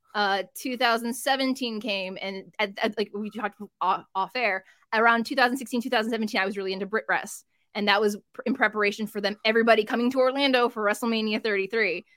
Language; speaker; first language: English; native; English